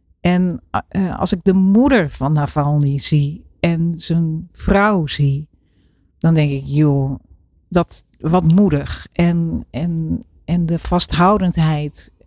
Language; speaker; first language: Dutch; native; Dutch